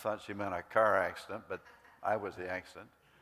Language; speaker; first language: English; native; English